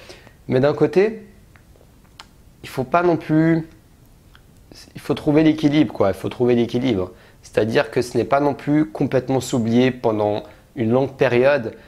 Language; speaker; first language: French; native; French